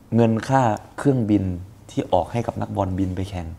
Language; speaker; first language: Thai; native; Thai